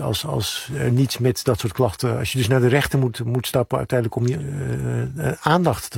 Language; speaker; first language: Dutch; native; Dutch